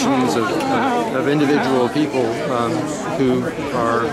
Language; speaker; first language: English; native; English